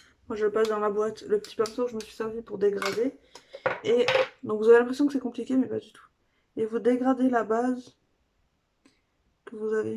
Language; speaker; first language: French; native; French